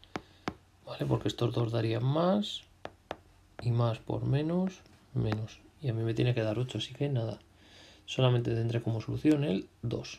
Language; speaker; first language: Spanish; native; Spanish